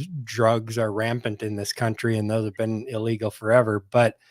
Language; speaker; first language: English; native; English